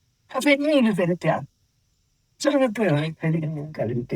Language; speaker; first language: Spanish; native; Spanish